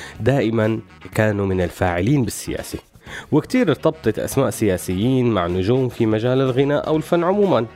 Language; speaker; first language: Arabic; native; Arabic